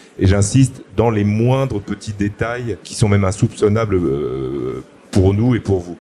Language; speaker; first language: French; native; French